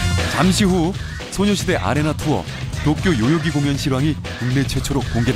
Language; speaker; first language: Korean; native; Korean